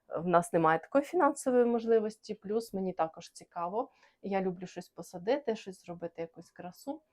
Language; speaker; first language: Ukrainian; non-native, local second language; Russian